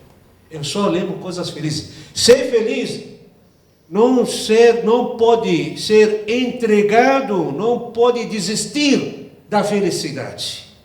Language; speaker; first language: Portuguese; non-native, fluent; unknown